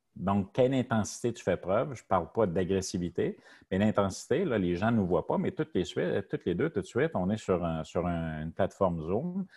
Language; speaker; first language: French; native; French